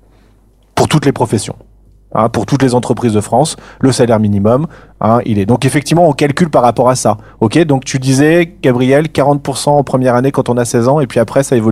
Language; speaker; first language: French; native; French